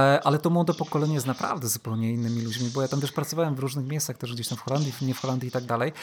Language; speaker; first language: Polish; native; Polish